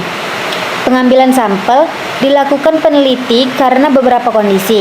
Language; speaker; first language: Indonesian; native; Indonesian